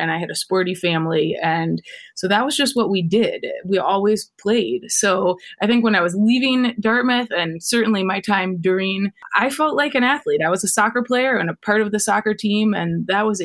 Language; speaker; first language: English; native; English